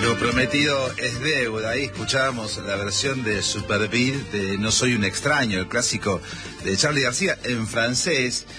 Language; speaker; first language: Spanish; native; Spanish